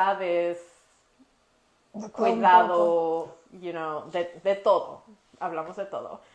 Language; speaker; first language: Spanish; early bilingual, heritage; Spanish